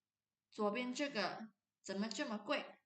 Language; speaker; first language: Chinese; non-native, fluent; Indonesian